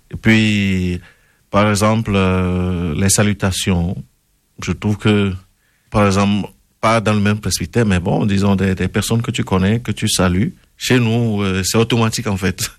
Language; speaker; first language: French; non-native, local second language; Ewe